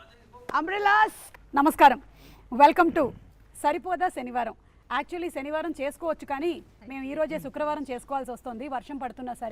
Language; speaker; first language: Telugu; native; Telugu